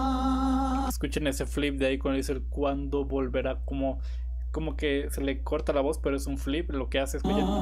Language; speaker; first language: Spanish; native; Spanish